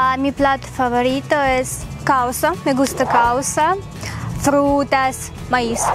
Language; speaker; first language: Spanish; non-native, learner; Russian